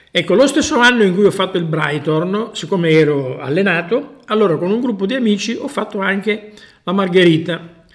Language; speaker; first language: Italian; native; Italian